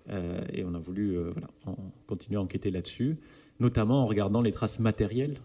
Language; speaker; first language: French; native; French